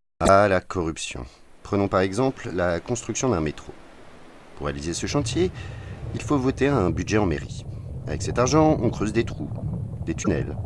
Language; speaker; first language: French; native; French